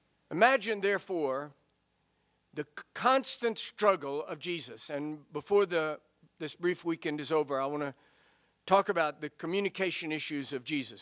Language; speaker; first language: English; native; English